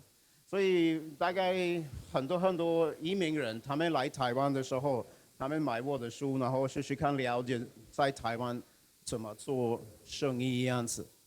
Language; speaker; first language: Chinese; non-native, fluent; Swedish